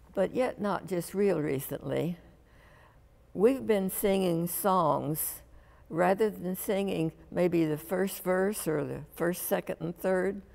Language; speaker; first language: English; native; English